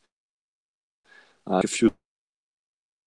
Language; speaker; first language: English; non-native, fluent; French